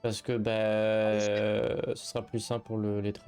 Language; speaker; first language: French; native; French